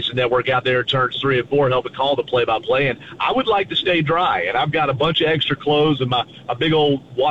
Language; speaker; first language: English; native; English